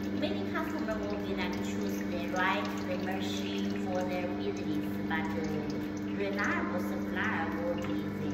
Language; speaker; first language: English; non-native, learner; Chinese